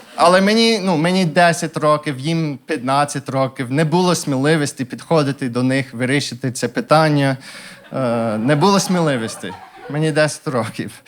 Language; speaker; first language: Ukrainian; non-native, fluent; English